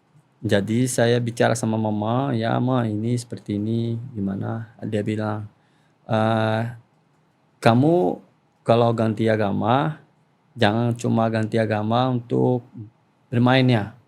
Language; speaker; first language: Indonesian; non-native, fluent; Portuguese